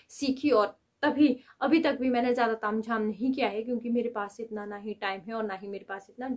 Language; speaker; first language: Hindi; native; Hindi